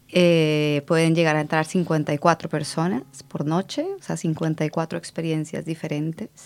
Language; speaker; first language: Spanish; native; Spanish